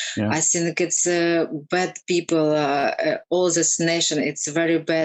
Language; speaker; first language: English; non-native, learner; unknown